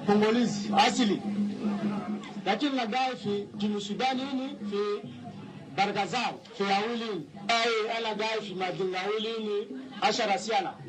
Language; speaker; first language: Arabic; non-native, fluent; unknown